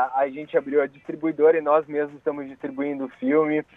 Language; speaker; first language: Portuguese; native; Portuguese